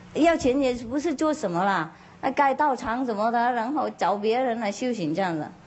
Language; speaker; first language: Chinese; non-native, fluent; Vietnamese